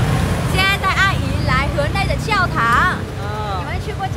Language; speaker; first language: Chinese; non-native, fluent; Vietnamese